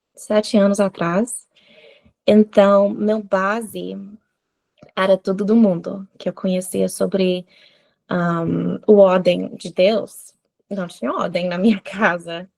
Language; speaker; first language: Portuguese; non-native, fluent; English